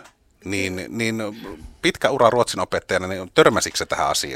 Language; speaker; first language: Finnish; native; Finnish